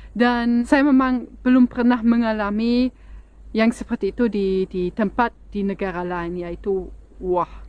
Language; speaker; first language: Indonesian; non-native, fluent; German